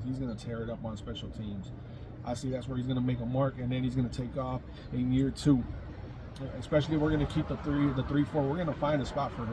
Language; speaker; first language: English; native; English